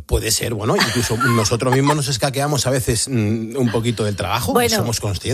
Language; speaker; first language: Spanish; native; Spanish